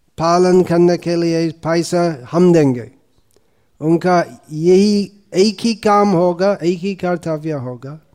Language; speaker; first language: Hindi; non-native, fluent; English